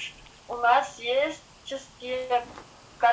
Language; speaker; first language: Russian; non-native, learner; Kyrgyz